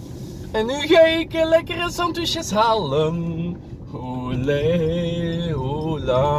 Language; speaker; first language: Dutch; native; Dutch